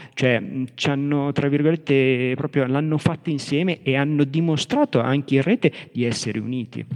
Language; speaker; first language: Italian; native; Italian